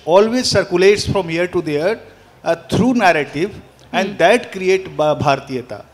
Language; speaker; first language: Hindi; native; Hindi